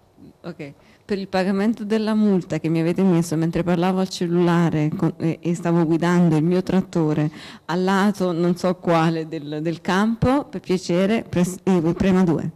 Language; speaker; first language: Italian; native; Italian